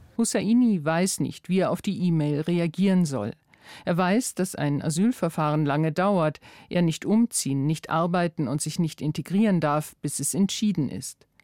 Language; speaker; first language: German; native; German